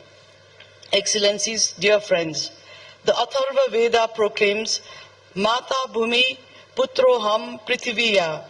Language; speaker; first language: English; non-native, fluent; Nepali